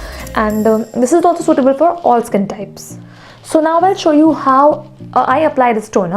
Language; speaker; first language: English; non-native, local second language; Hindi